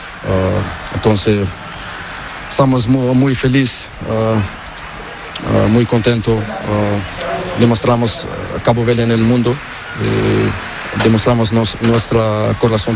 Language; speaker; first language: Spanish; non-native, learner; Portuguese